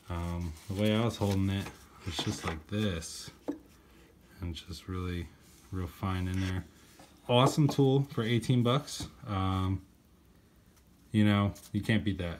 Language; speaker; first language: English; native; English